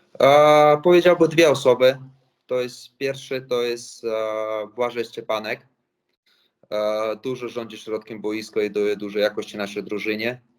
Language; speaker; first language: Polish; non-native, fluent; Latvian